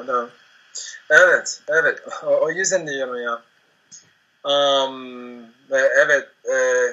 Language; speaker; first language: Turkish; non-native, fluent; Spanish